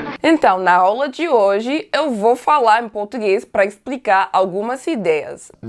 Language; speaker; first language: Portuguese; non-native, fluent; English